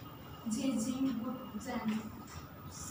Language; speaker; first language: German; non-native, learner; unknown